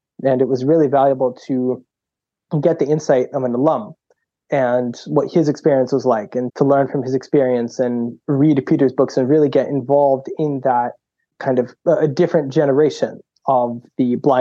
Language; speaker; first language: English; native; English